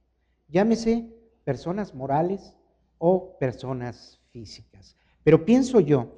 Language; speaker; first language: Spanish; native; Spanish